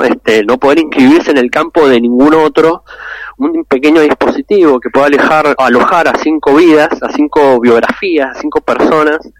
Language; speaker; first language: Spanish; native; Spanish